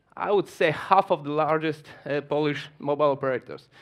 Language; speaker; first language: English; non-native, fluent; Polish